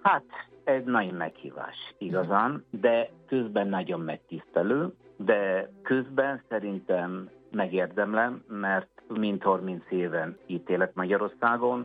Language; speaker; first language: Hungarian; non-native, fluent; Italian